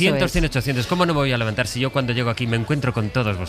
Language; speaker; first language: Spanish; native; Spanish